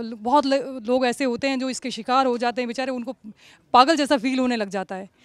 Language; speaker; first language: Hindi; native; Hindi